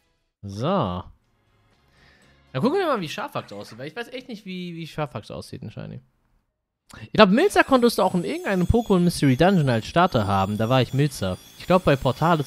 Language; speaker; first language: German; native; German